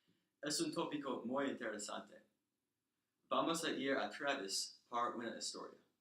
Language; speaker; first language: Spanish; non-native, learner; English